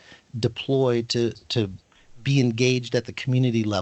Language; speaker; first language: English; native; English